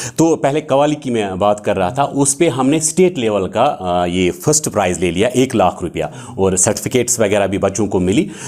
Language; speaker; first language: Urdu; non-native, local second language; Kashmiri